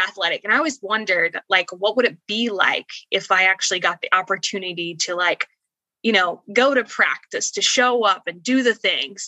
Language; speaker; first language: English; native; English